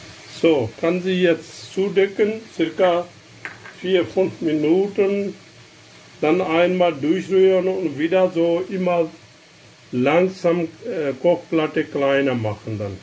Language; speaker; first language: German; non-native, learner; Urdu